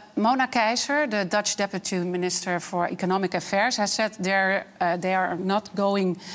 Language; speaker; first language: English; non-native, fluent; Dutch